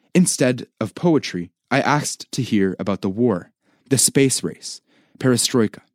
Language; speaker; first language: English; native; English